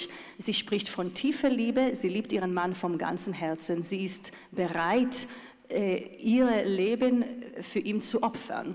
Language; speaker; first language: German; non-native, fluent; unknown